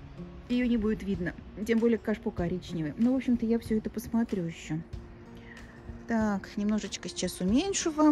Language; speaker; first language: Russian; native; Russian